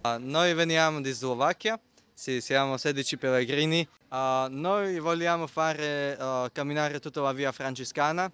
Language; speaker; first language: Italian; non-native, learner; Slovak